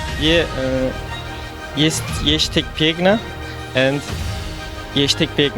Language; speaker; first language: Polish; non-native, learner; Turkish